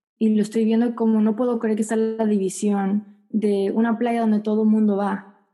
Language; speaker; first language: Spanish; early bilingual, heritage; Spanish